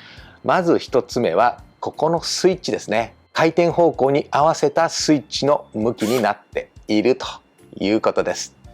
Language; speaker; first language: Japanese; native; Japanese